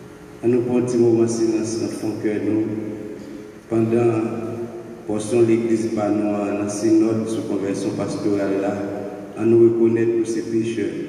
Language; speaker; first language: French; non-native, local second language; Haitian Creole